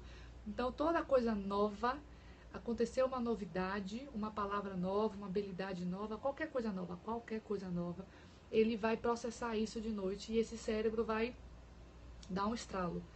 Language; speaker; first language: Portuguese; native; Portuguese